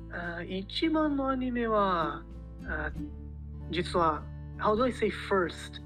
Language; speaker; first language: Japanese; non-native, learner; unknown